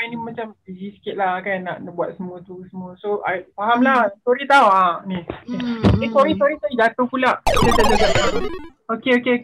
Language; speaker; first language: Malay; native; Malay